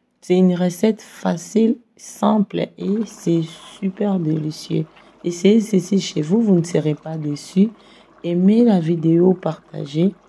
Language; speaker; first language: French; non-native, local second language; Lingala